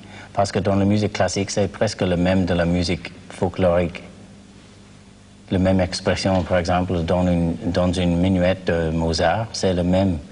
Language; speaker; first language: French; non-native, learner; English